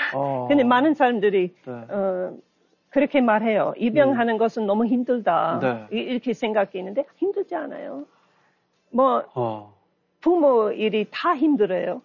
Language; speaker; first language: Korean; non-native, learner; English